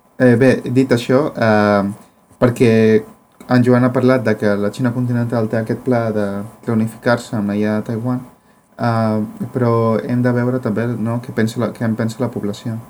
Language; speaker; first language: Catalan; non-native, fluent; Spanish